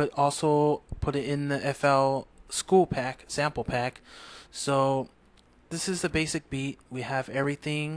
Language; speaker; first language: English; native; English